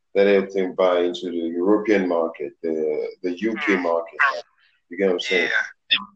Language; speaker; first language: English; non-native, local second language; Yoruba